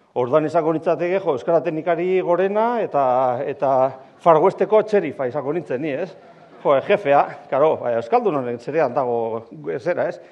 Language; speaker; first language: Basque; non-native, local second language; Spanish